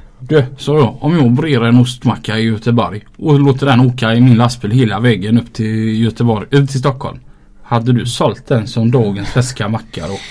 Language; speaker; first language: Swedish; native; Swedish